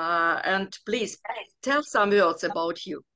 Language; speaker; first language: English; non-native, learner; Ukrainian